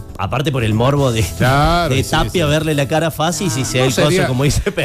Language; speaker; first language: Spanish; native; Spanish